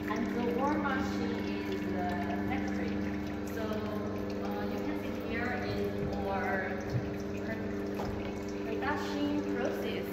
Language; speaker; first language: English; non-native, learner; Chinese